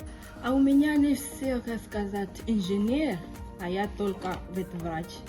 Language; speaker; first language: Russian; non-native, learner; Swahili